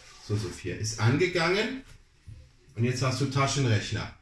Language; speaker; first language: German; non-native, fluent; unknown